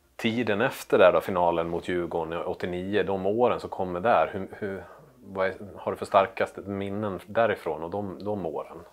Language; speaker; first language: Swedish; native; Swedish